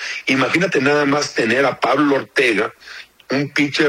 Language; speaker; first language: Spanish; native; Spanish